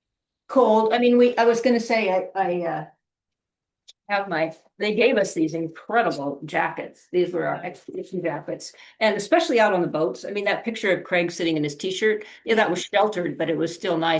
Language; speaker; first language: English; native; English